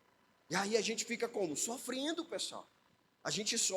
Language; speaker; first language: Portuguese; native; Portuguese